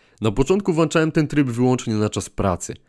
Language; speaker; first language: Polish; native; Polish